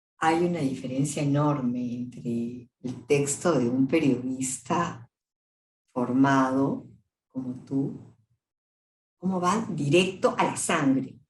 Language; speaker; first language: Spanish; native; Spanish